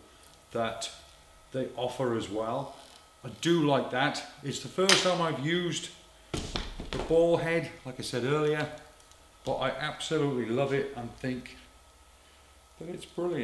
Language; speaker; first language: English; native; English